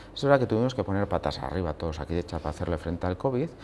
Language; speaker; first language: Spanish; native; Spanish